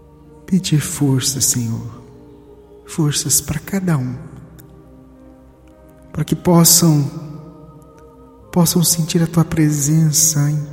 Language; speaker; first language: Portuguese; native; Portuguese